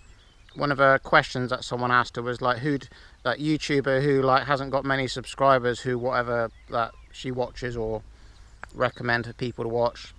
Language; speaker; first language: English; native; English